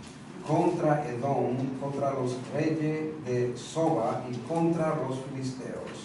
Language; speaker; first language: Spanish; native; Spanish